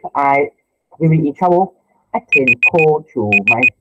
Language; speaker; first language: English; non-native, learner; Vietnamese